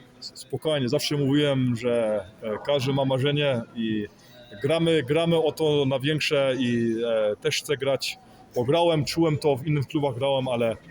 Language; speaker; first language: Polish; early bilingual, heritage; Polish